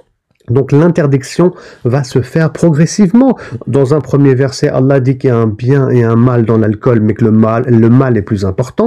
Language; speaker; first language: French; native; French